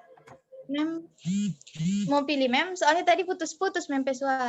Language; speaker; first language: Indonesian; native; Indonesian